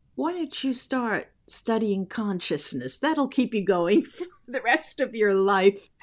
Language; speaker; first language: English; native; English